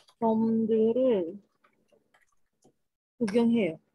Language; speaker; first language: Korean; non-native, learner; Malay